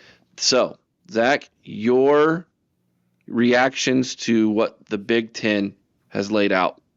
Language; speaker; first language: English; native; English